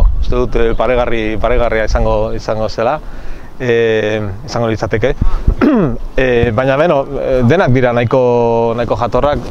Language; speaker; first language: Basque; non-native, local second language; Spanish